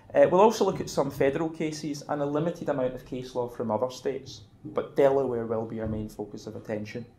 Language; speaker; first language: English; native; English